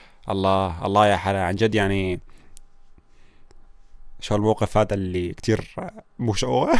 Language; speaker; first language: Arabic; native; Arabic